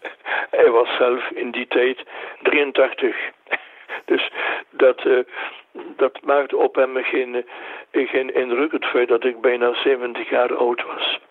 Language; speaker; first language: Dutch; non-native, local second language; French